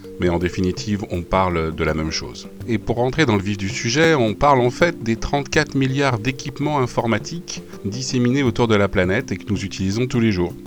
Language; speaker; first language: French; native; French